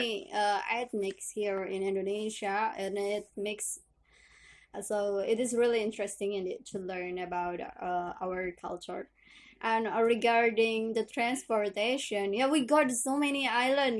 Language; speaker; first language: English; non-native, learner; Indonesian